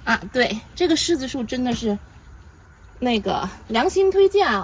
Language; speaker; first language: Chinese; native; Chinese